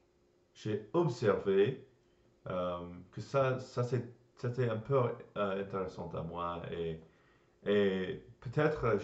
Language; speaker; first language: French; non-native, learner; English